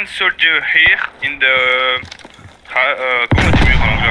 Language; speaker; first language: English; non-native, learner; French